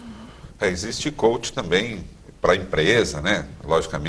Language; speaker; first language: Portuguese; native; Portuguese